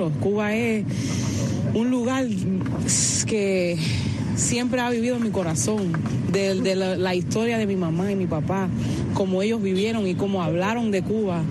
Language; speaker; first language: Spanish; early bilingual, heritage; Spanish